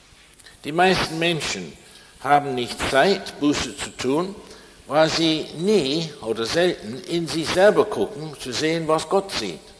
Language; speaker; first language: German; non-native, fluent; English